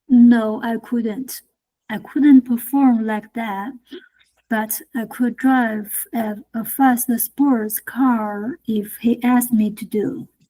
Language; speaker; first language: English; non-native, learner; Chinese